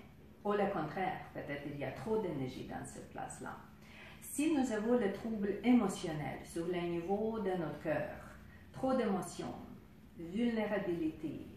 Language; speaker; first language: French; non-native, fluent; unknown